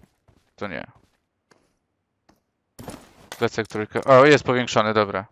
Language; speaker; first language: Polish; native; Polish